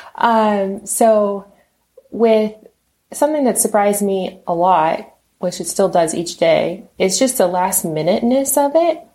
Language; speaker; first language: English; native; English